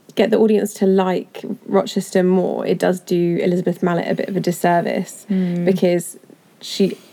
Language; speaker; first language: English; native; English